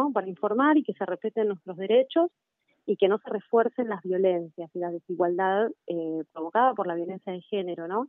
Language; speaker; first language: Spanish; native; Spanish